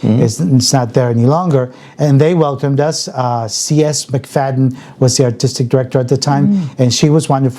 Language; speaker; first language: English; early bilingual, other home language; Spanish